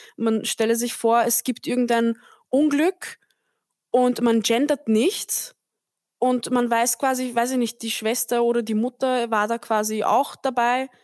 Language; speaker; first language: German; early bilingual, other home language; Turkish